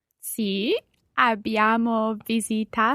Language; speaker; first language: Italian; non-native, learner; English